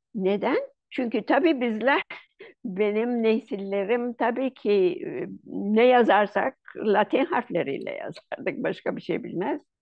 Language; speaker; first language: Turkish; non-native, local second language; Ladino